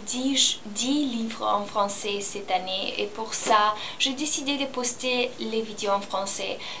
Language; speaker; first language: French; non-native, learner; Romanian